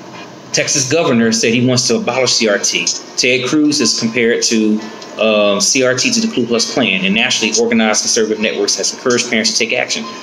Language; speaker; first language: English; native; English